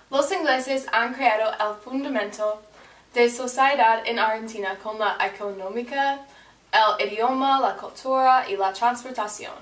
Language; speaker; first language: Spanish; non-native, learner; English